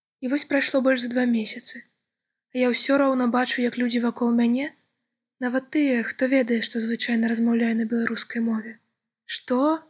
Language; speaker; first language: Belarusian; non-native, local second language; Russian